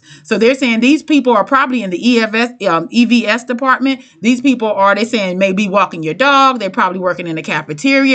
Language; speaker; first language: English; native; English